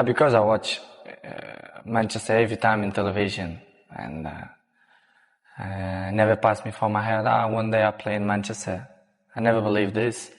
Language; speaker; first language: English; non-native, fluent; Portuguese